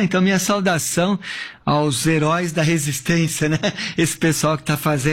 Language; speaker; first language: Portuguese; native; Portuguese